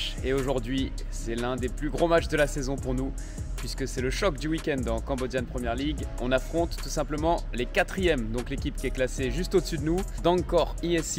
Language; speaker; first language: French; native; French